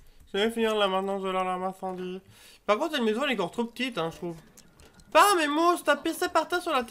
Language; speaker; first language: French; native; French